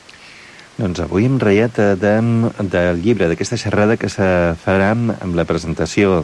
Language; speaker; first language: Catalan; native; Catalan